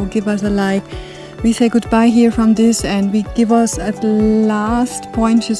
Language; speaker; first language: English; non-native, learner; German